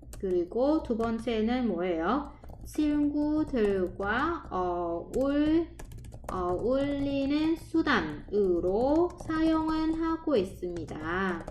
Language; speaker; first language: Korean; non-native, fluent; Vietnamese